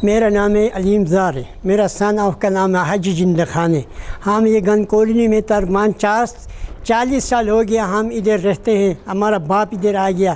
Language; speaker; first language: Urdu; non-native, local second language; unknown